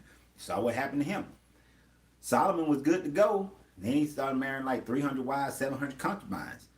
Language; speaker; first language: English; native; English